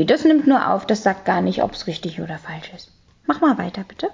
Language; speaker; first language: German; native; German